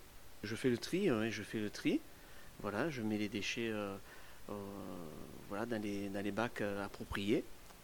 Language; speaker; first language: French; native; French